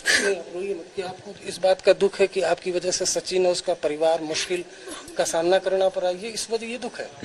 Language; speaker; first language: Hindi; native; Hindi